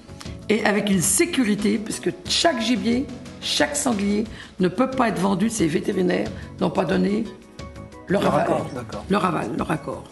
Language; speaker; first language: French; native; French